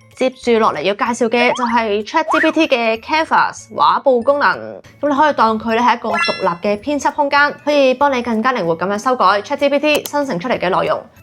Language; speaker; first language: Cantonese; native; Cantonese